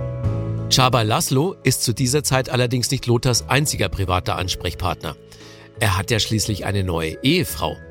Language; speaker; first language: German; native; German